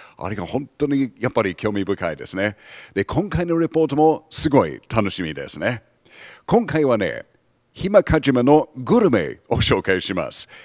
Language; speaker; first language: Japanese; non-native, fluent; English